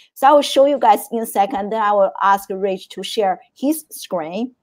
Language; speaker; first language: English; non-native, fluent; Chinese